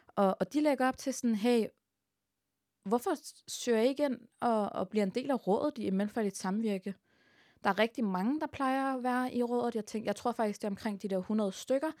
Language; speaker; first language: Danish; early bilingual, other home language; Arabic